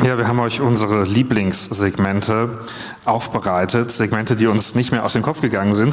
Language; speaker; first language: German; native; German